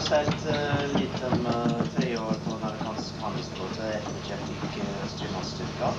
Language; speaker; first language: Norwegian; non-native, learner; English